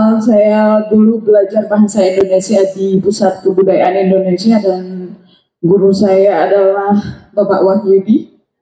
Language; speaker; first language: Indonesian; non-native, fluent; Arabic